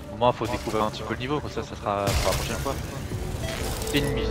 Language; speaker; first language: French; native; French